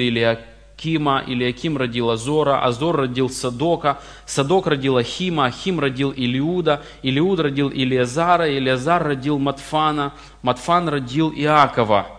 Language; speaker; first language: Russian; native; Russian